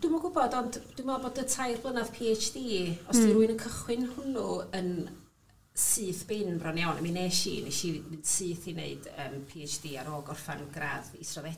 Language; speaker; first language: Welsh; native; Welsh